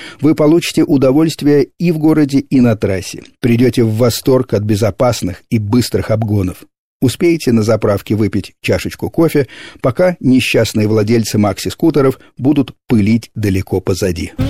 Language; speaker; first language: Russian; native; Russian